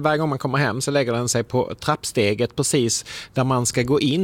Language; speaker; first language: Swedish; native; Swedish